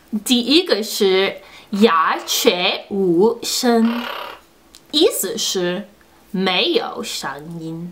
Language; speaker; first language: Chinese; non-native, learner; English